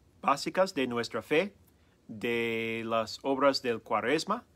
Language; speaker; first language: Spanish; non-native, fluent; English